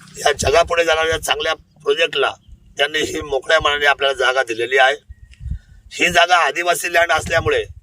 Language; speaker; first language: Marathi; native; Marathi